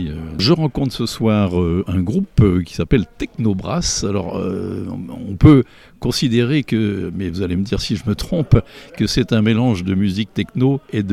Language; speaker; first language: French; native; French